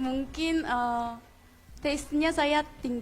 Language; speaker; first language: Indonesian; non-native, fluent; Korean